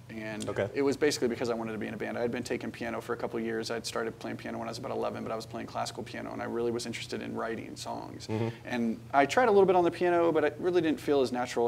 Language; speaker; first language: English; native; English